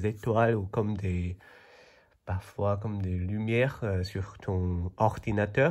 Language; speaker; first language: French; non-native, fluent; Chinese